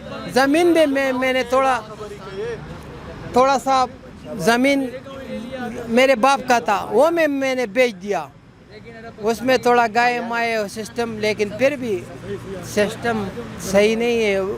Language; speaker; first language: Hindi; non-native, local second language; Pashto